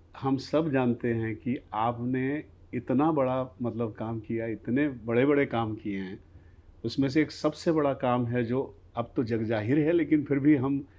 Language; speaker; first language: Hindi; non-native, local second language; Marathi